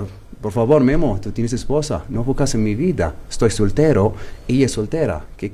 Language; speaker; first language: Spanish; non-native, learner; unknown